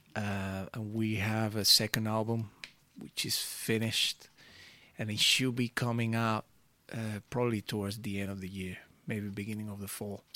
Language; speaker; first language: English; early bilingual, other home language; Portuguese